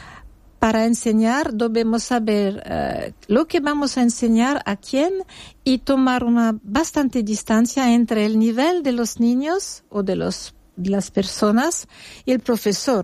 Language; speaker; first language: Spanish; non-native, fluent; French